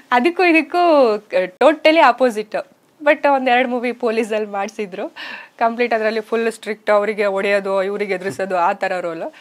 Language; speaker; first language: Kannada; native; Kannada